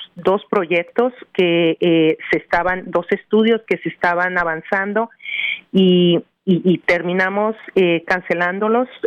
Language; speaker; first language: Spanish; native; Spanish